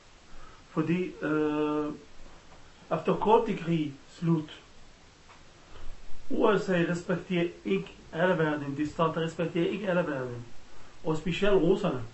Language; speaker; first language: Danish; non-native, learner; Arabic